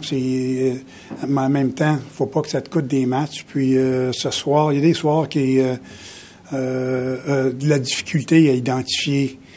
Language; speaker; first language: French; native; French